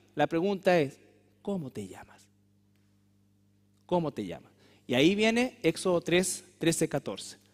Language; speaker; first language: Spanish; native; Spanish